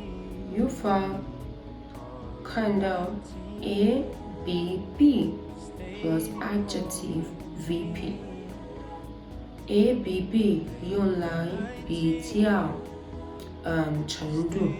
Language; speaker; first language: Chinese; non-native, learner; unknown